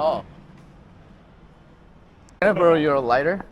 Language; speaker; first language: English; non-native, learner; Korean